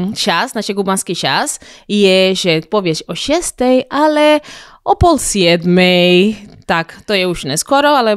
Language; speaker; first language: Slovak; non-native, fluent; Spanish